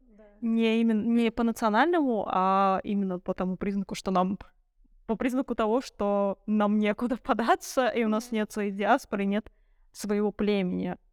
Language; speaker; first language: Russian; early bilingual, other home language; Arabic